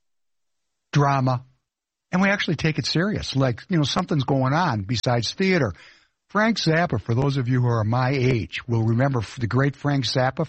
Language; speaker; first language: English; non-native, fluent; Russian